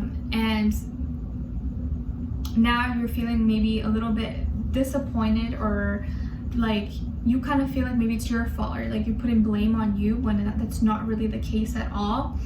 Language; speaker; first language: English; native; English